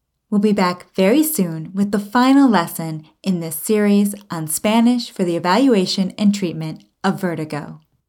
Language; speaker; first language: English; native; English